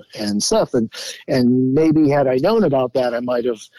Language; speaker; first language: English; native; English